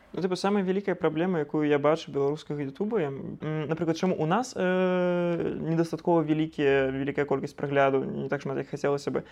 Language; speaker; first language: Belarusian; non-native, local second language; Russian